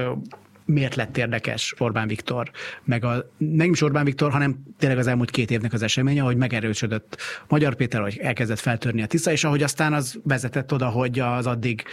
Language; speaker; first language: Hungarian; native; Hungarian